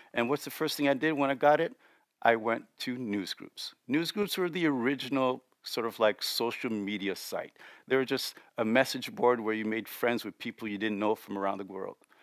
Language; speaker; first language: English; native; English